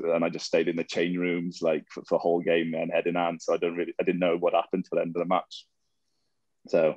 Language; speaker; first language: English; native; English